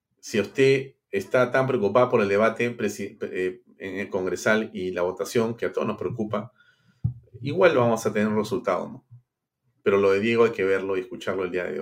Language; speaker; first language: Spanish; native; Spanish